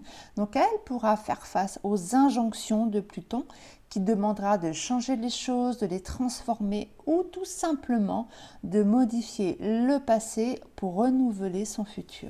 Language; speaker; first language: French; native; French